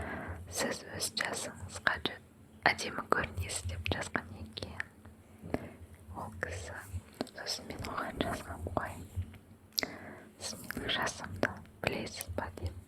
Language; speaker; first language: Kazakh; non-native, local second language; Russian